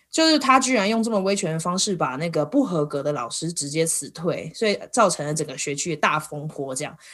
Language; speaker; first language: Chinese; native; Chinese